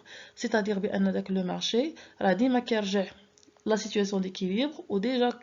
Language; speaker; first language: French; non-native, local second language; Arabic